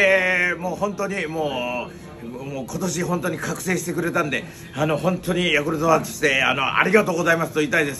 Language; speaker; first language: Japanese; native; Japanese